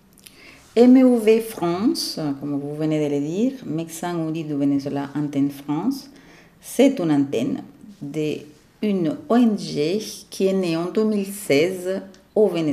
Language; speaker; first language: French; non-native, fluent; Spanish